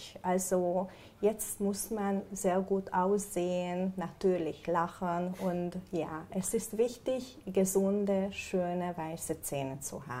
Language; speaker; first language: German; non-native, learner; Hungarian